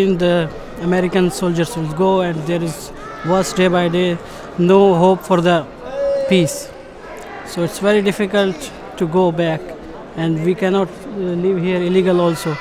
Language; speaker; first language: English; non-native, fluent; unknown